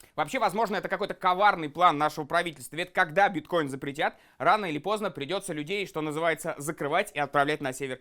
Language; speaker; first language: Russian; native; Russian